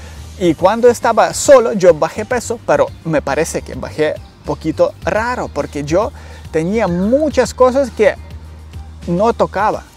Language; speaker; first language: Spanish; non-native, learner; Ukrainian